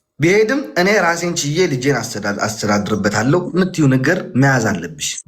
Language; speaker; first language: Amharic; native; Amharic